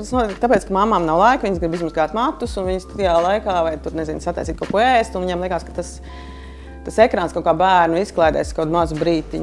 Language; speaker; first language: Latvian; native; Latvian